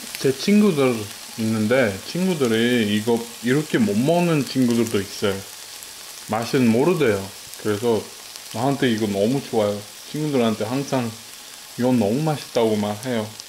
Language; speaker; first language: Korean; non-native, learner; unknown